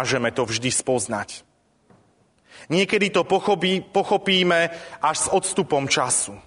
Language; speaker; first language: Slovak; native; Slovak